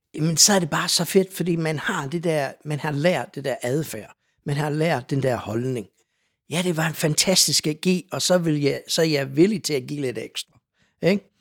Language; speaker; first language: Danish; non-native, fluent; English